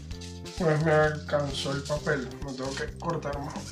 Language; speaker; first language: Spanish; native; Spanish